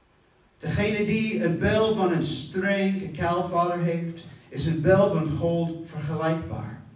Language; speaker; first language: Dutch; non-native, fluent; English